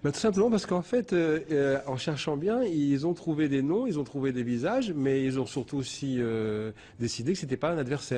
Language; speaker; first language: French; native; French